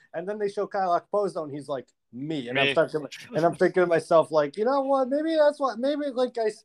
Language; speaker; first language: English; native; English